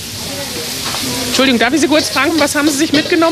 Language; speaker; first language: German; native; German